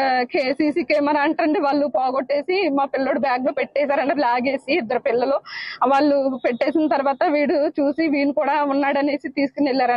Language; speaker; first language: Telugu; native; Telugu